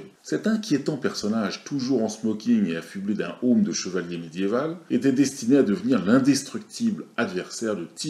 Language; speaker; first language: French; native; French